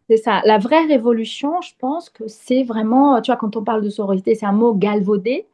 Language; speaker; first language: French; non-native, fluent; Portuguese